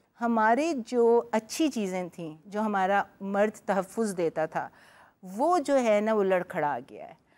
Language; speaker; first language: Urdu; non-native, local second language; Punjabi